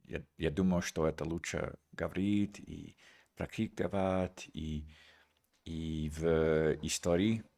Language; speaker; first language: Russian; non-native, learner; English